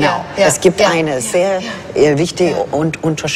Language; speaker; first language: German; non-native, fluent; English